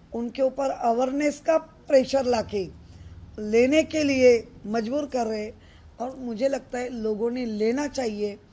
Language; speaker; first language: Hindi; non-native, local second language; Marathi